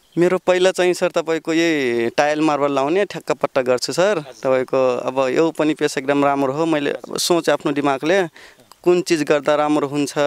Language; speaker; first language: Nepali; non-native, local second language; Rana Tharu